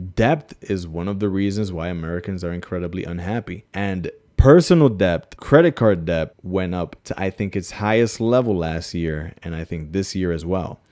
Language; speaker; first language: English; native; English